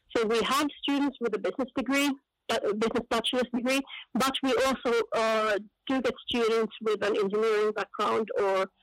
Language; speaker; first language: English; non-native, fluent; Finnish